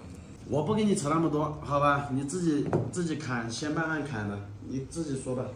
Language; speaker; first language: Chinese; native; Chinese